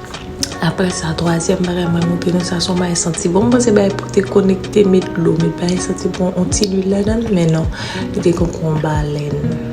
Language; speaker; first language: French; non-native, learner; Haitian Creole